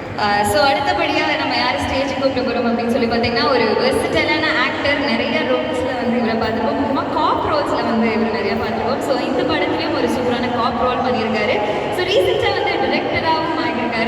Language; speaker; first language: Tamil; native; Tamil